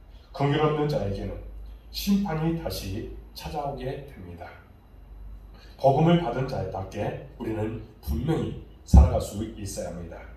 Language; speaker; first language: Korean; native; Korean